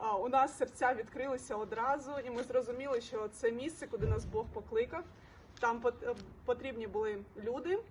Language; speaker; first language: Ukrainian; non-native, local second language; Russian